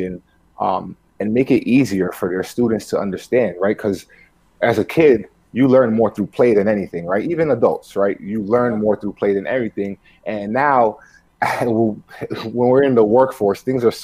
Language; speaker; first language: English; early bilingual, other home language; Spanish